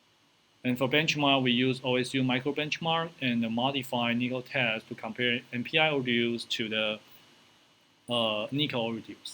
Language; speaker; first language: English; non-native, fluent; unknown